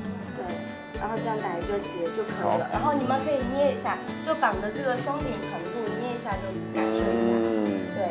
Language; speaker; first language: Chinese; native; Chinese